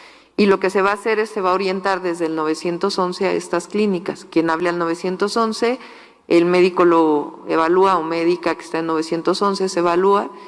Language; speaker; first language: Spanish; native; Spanish